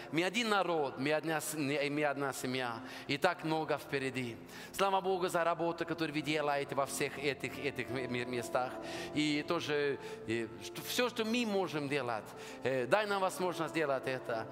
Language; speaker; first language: Russian; non-native, learner; Norwegian